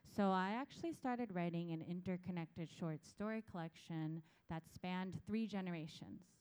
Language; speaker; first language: English; early bilingual, other home language; Korean